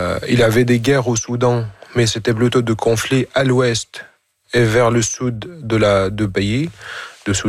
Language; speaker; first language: French; non-native, fluent; Arabic